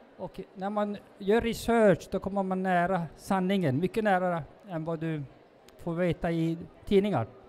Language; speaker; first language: Swedish; non-native, local second language; Northern Sami